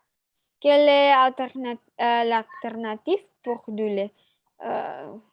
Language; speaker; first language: French; non-native, learner; Indonesian